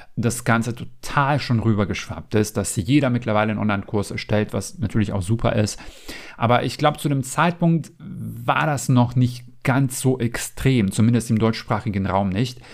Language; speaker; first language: German; non-native, fluent; Macedonian